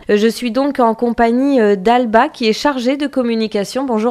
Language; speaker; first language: French; native; French